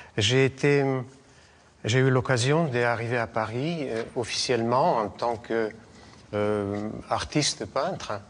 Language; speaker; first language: French; non-native, fluent; Russian